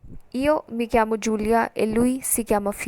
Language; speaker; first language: Italian; non-native, fluent; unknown